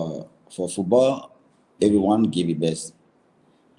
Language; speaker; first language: English; non-native, learner; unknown